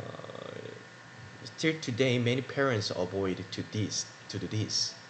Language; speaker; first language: English; non-native, learner; Korean